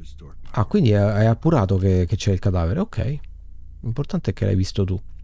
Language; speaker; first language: Italian; native; Italian